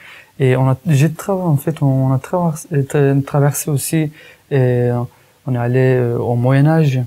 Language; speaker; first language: French; non-native, fluent; Kurdish